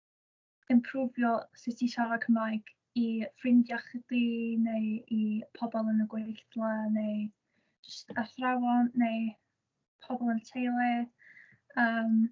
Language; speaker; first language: Welsh; non-native, local second language; English